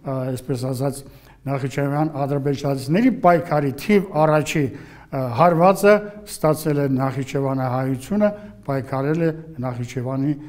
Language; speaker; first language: Armenian; native; Armenian